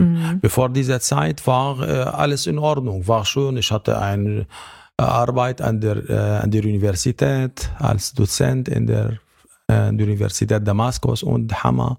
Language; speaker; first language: German; non-native, learner; Arabic